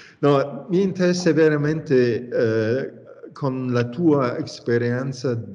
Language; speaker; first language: Italian; non-native, learner; French